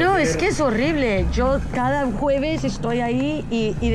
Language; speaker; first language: Spanish; early bilingual, heritage; English